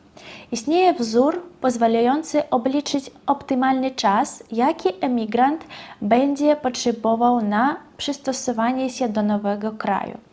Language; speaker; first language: Polish; non-native, fluent; Russian